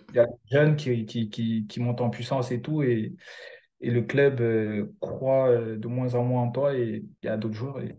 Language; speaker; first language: French; early bilingual, other home language; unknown